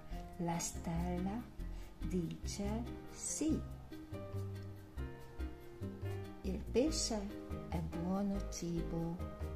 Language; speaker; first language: Italian; non-native, learner; Hungarian